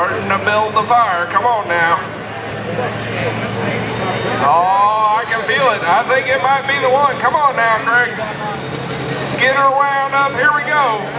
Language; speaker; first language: English; native; English